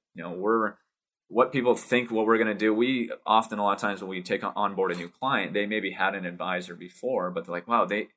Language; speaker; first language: English; native; English